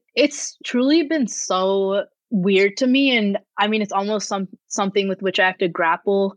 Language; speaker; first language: English; native; English